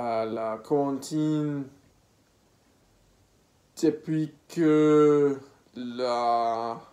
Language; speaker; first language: French; non-native, learner; English